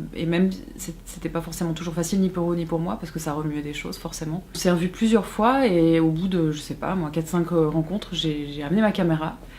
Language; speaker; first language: French; native; French